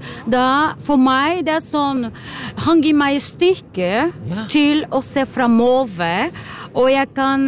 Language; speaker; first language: Norwegian; non-native, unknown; Portuguese